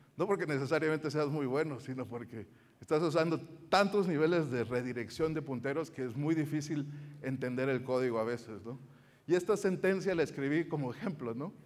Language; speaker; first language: Spanish; native; Spanish